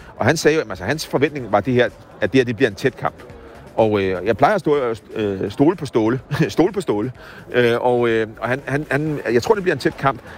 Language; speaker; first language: Danish; native; Danish